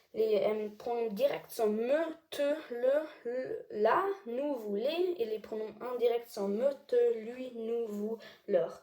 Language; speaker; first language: French; non-native, learner; German